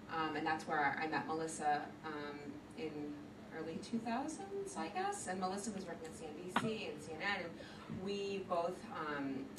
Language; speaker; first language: English; native; English